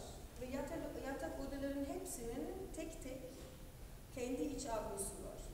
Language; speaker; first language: Turkish; non-native, fluent; German